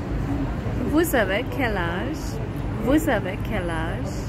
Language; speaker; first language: French; non-native, learner; Hungarian